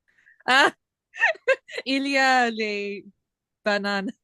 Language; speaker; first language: French; non-native, learner; English